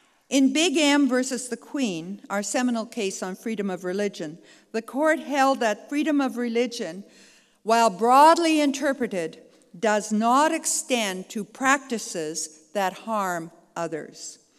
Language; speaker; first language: English; native; English